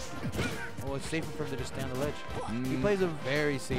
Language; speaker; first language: English; native; English